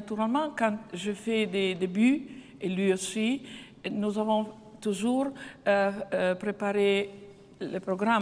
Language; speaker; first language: French; non-native, fluent; Italian